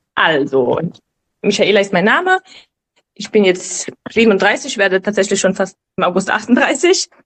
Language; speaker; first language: German; native; German